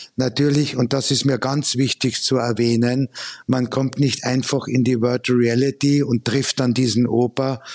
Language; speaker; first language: German; native; German